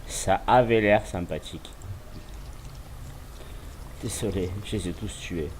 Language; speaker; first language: French; native; French